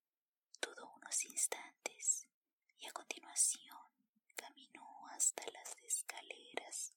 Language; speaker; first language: Spanish; native; Spanish